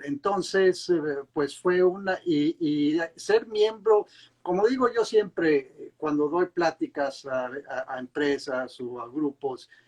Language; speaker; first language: Spanish; native; Spanish